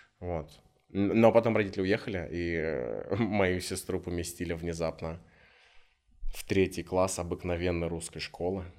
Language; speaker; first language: Russian; native; Russian